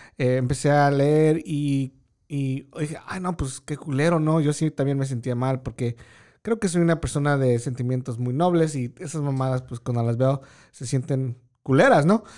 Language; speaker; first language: Spanish; early bilingual, heritage; Spanish